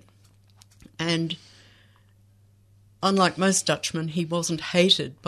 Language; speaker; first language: English; native; English